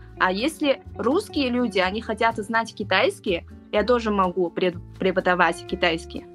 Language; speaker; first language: Russian; non-native, fluent; Chinese